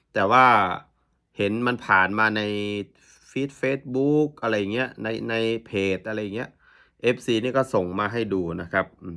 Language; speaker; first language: Thai; native; Thai